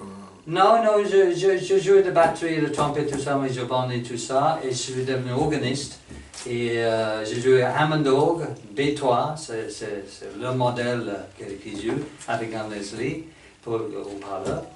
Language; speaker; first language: French; non-native, fluent; English